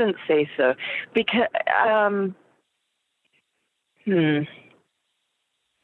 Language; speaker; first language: English; native; English